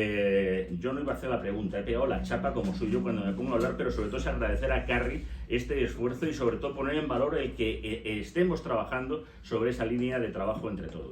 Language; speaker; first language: Spanish; native; Spanish